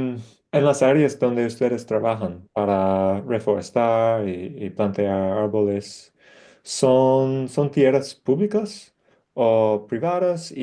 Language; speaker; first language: Spanish; non-native, fluent; English